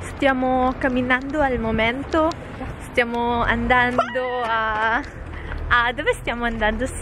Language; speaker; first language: Italian; non-native, fluent; Filipino